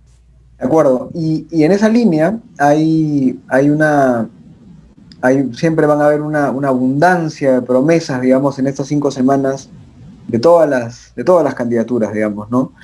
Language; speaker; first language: Spanish; native; Spanish